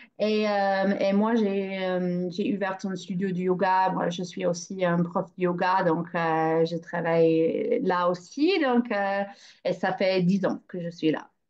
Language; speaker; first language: French; non-native, fluent; English